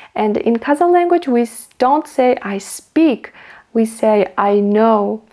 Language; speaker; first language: English; non-native, fluent; Kazakh